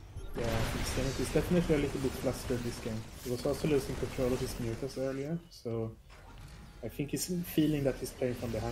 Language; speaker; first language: English; non-native, fluent; Swedish